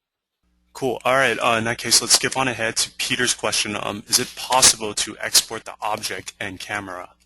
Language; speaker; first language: English; native; English